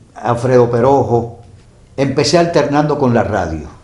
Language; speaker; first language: Spanish; native; Spanish